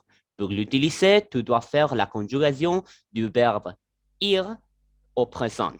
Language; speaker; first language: French; non-native, learner; Spanish